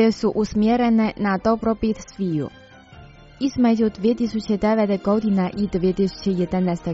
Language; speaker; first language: Croatian; non-native, fluent; Chinese